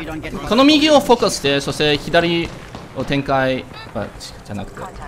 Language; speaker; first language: Japanese; non-native, learner; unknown